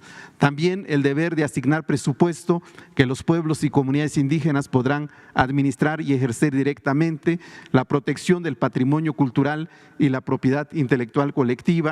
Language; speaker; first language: Spanish; non-native, local second language; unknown